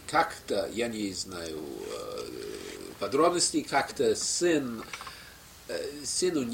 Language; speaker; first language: Russian; non-native, fluent; English